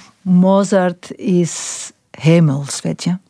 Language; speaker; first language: Dutch; non-native, fluent; French